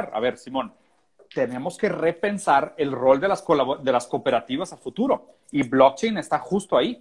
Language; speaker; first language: Spanish; native; Spanish